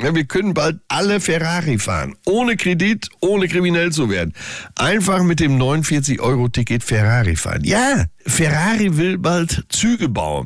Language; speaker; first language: German; native; German